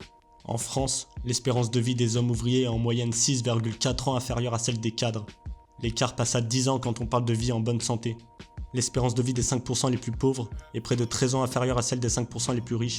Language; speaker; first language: French; native; French